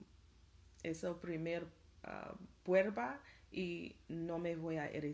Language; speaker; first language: Spanish; non-native, learner; English